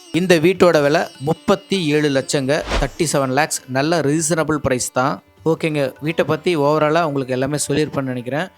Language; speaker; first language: Tamil; native; Tamil